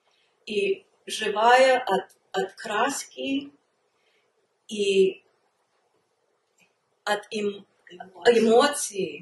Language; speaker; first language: Russian; early bilingual, heritage; Russian